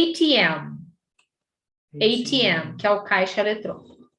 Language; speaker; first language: Portuguese; native; Portuguese